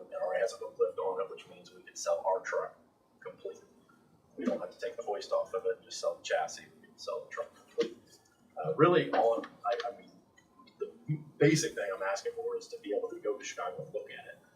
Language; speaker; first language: English; native; English